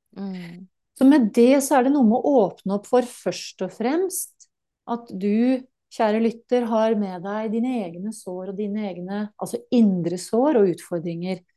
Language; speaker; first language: Norwegian; native; Norwegian